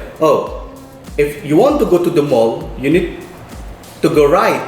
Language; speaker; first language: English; non-native, fluent; Indonesian